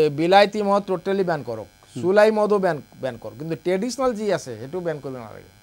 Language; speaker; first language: Assamese; non-native, local second language; Nepali